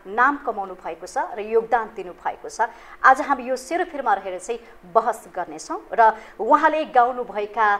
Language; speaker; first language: Nepali; native; Nepali